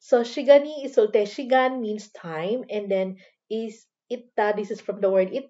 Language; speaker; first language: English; non-native, local second language; Filipino